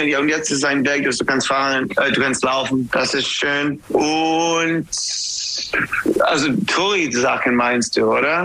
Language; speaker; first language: German; non-native, learner; English